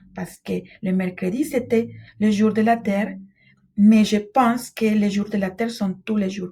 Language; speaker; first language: French; non-native, fluent; Spanish